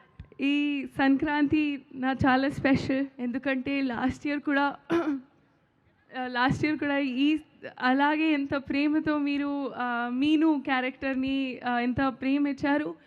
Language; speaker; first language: Telugu; non-native, learner; Hindi